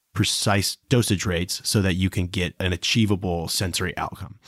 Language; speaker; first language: English; native; English